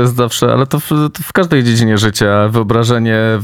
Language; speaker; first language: Polish; native; Polish